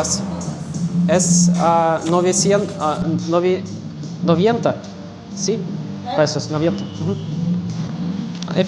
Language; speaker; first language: Spanish; non-native, learner; Russian